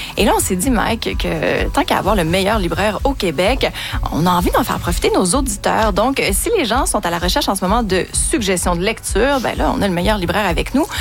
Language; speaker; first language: French; native; French